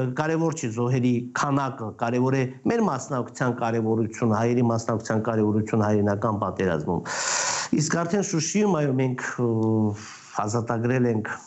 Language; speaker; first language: Armenian; native; Armenian